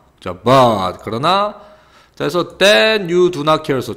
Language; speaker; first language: Korean; native; Korean